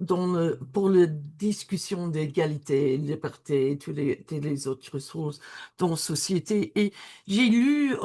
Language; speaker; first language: French; non-native, learner; English